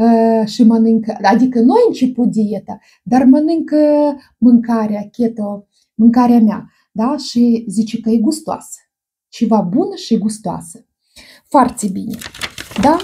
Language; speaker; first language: Romanian; non-native, learner; Russian